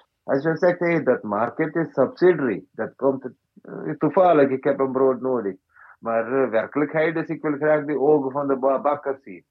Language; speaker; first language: Dutch; non-native, fluent; Malayalam